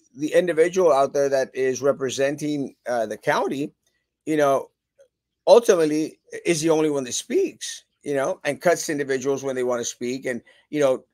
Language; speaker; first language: English; early bilingual, other home language; Spanish